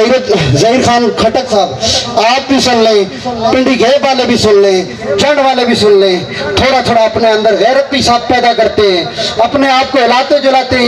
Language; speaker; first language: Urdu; non-native, local second language; Punjabi